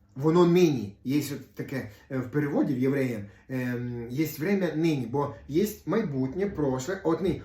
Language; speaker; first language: Ukrainian; non-native, local second language; Russian